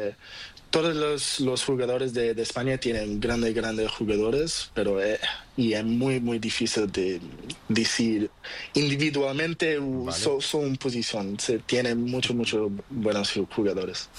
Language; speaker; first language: Spanish; non-native, learner; Portuguese